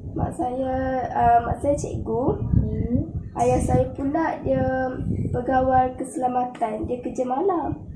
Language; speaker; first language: Malay; native; Malay